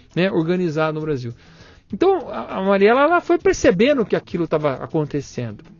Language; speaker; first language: Portuguese; native; Portuguese